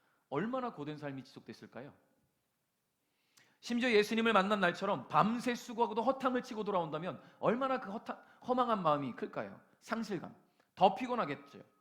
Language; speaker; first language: Korean; native; Korean